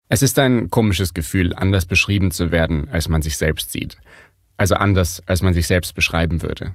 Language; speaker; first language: German; native; German